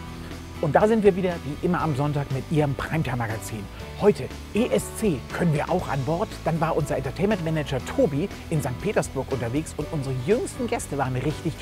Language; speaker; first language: German; native; German